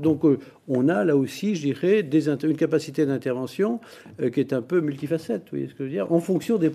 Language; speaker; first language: French; native; French